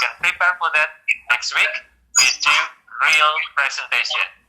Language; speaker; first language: English; non-native, fluent; Indonesian